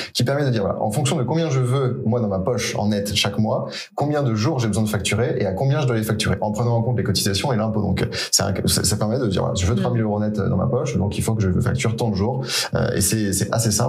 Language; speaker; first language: French; native; French